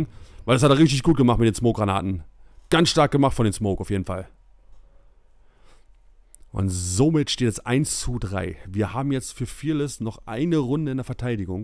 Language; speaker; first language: German; native; German